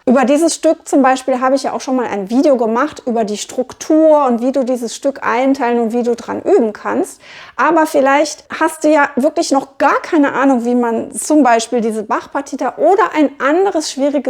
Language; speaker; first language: German; native; German